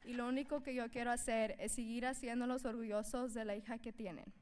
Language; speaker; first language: Spanish; early bilingual, heritage; Spanish